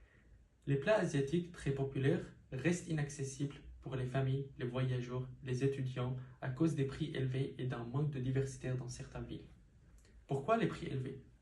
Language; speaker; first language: French; non-native, learner; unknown